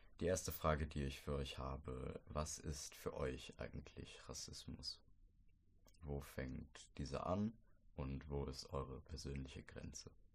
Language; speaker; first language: German; native; German